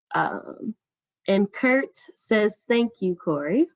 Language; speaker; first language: English; native; English